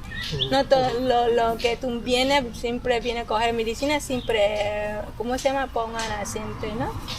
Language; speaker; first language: Spanish; non-native, learner; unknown